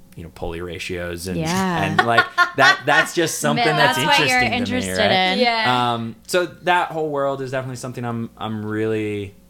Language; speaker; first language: English; native; English